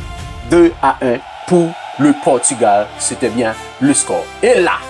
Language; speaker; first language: French; non-native, local second language; Haitian Creole